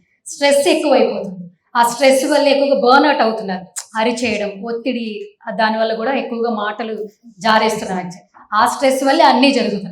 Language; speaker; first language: Telugu; native; Telugu